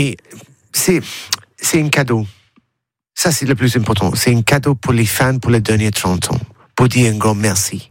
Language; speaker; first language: French; non-native, learner; English